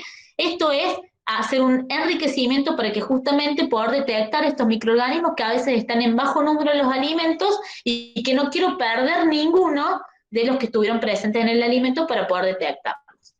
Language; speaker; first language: Spanish; native; Spanish